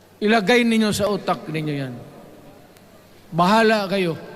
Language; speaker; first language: Filipino; non-native, local second language; Cebuano